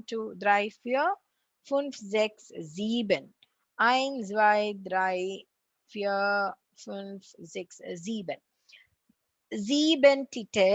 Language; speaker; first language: German; non-native, learner; Tamil